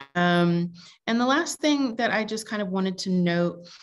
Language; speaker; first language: English; native; English